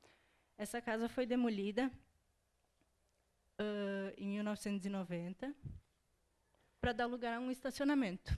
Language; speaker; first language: Portuguese; native; Portuguese